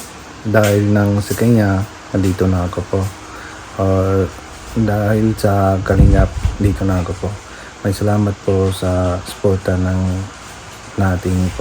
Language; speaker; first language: Filipino; non-native, learner; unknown